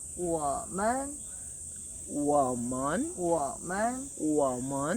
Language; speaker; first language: Chinese; non-native, learner; Korean